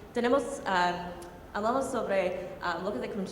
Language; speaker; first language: Spanish; non-native, learner; English